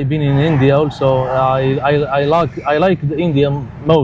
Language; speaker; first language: English; non-native, local second language; Arabic